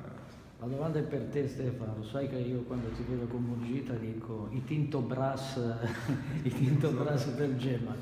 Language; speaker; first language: Italian; native; Italian